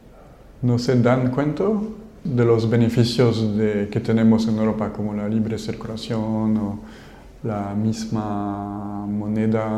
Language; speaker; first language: Spanish; non-native, fluent; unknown